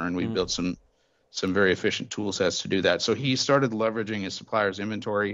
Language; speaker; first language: English; native; English